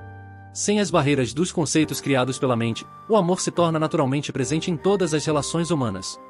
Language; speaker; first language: Portuguese; native; Portuguese